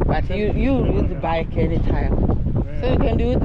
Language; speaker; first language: English; non-native, learner; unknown